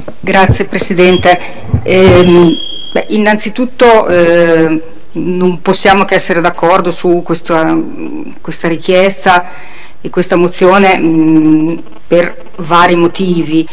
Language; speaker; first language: Italian; native; Italian